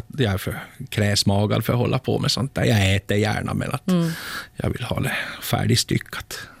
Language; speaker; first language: Swedish; native; Swedish